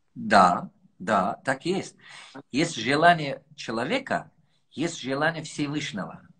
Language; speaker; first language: Russian; non-native, local second language; Tajik